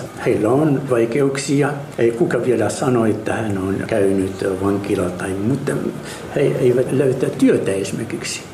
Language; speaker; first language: Finnish; non-native, fluent; Arabic